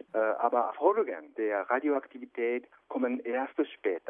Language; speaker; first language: German; non-native, fluent; Japanese